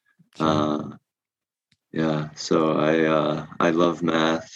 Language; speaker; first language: English; early bilingual, other home language; Korean